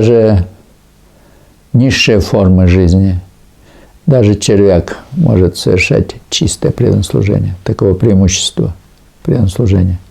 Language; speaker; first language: Russian; native; Russian